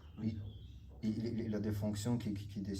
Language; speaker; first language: French; non-native, learner; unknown